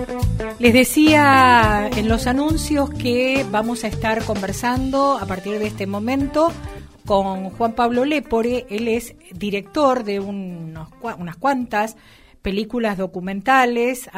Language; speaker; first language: Spanish; native; Spanish